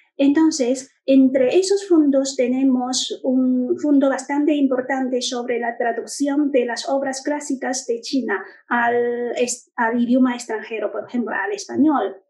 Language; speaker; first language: Spanish; non-native, fluent; Chinese